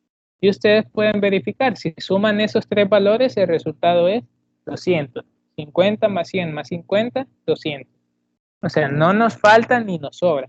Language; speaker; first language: Spanish; native; Spanish